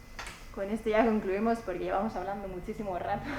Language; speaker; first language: Spanish; native; Spanish